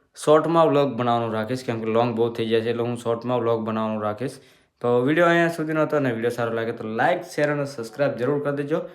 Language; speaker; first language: Gujarati; non-native, local second language; Rathawi